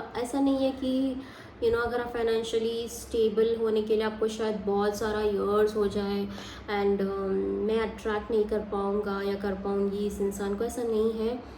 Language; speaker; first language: Hindi; non-native, local second language; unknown